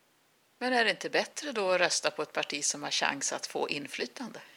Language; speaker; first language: Swedish; native; Swedish